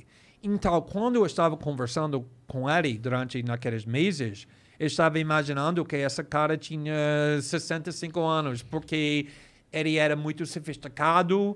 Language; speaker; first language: Portuguese; non-native, fluent; English